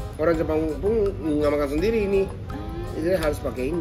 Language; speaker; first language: Indonesian; non-native, fluent; Japanese